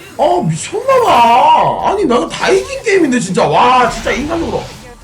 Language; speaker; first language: Korean; native; Korean